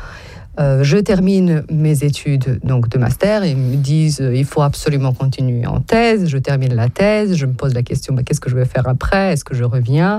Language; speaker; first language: French; non-native, fluent; Serbian